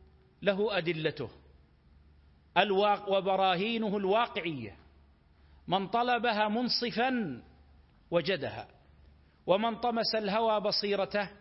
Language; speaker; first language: Arabic; native; Arabic